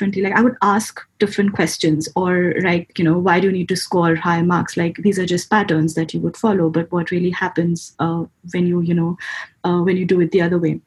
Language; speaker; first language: English; non-native, local second language; Hindi